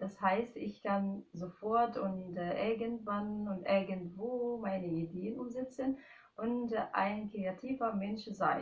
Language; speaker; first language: German; non-native, fluent; Arabic